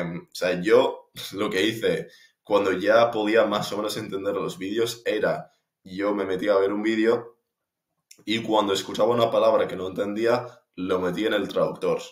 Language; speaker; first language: Spanish; non-native, fluent; English